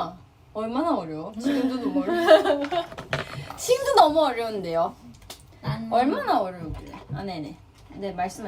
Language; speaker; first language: Korean; non-native, fluent; Thai